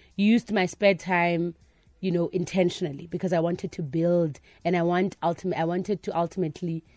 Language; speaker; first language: English; non-native, local second language; Northern Sotho